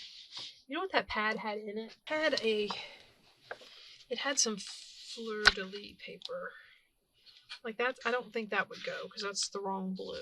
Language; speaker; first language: English; native; English